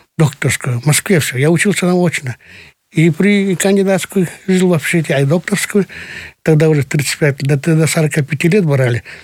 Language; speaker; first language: Russian; non-native, local second language; Kyrgyz